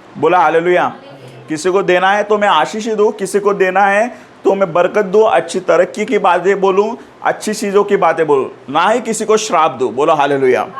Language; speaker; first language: Hindi; non-native, local second language; Marathi